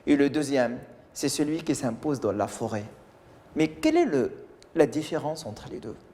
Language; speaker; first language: French; non-native, local second language; Arabic